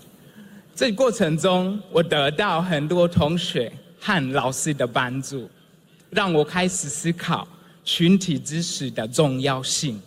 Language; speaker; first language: Chinese; non-native, fluent; Swahili